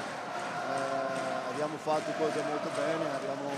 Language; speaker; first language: Italian; non-native, fluent; Portuguese